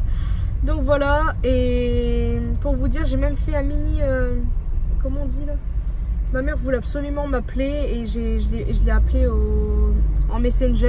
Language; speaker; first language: French; native; French